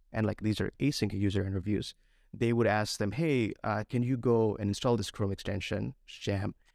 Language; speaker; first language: English; non-native, local second language; Bangla